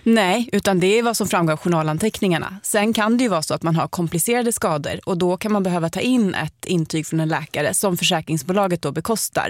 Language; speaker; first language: Swedish; native; Swedish